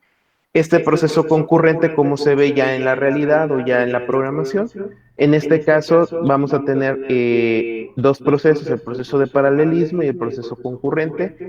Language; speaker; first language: Spanish; native; Spanish